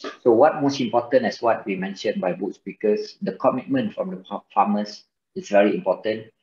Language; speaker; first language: English; non-native, local second language; Malay